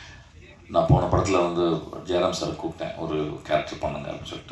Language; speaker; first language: Tamil; native; Tamil